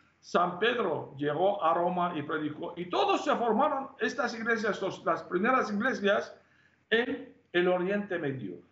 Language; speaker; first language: Spanish; non-native, fluent; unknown